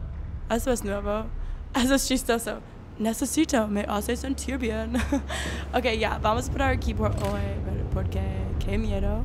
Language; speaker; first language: Spanish; non-native, learner; English